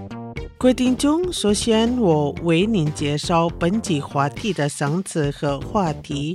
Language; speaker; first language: Chinese; non-native, local second language; Indonesian